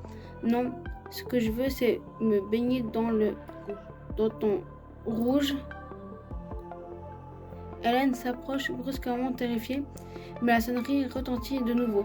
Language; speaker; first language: French; native; French